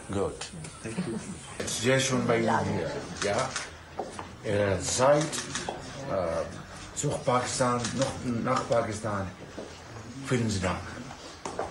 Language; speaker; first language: German; non-native, learner; Punjabi